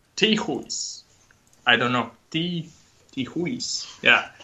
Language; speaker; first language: English; non-native, learner; Latvian